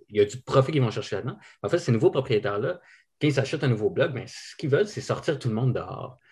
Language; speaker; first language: French; native; French